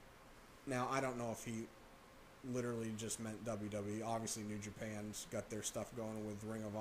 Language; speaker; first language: English; native; English